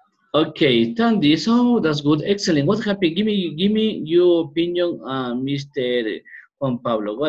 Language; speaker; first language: English; non-native, learner; Spanish